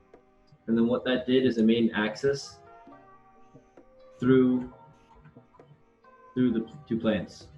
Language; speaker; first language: English; native; English